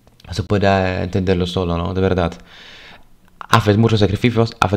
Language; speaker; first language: Spanish; non-native, fluent; Polish